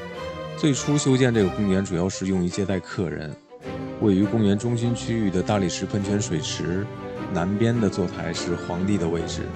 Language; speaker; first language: Chinese; native; Chinese